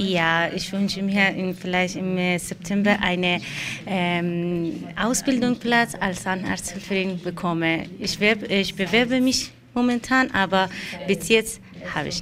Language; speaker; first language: German; non-native, learner; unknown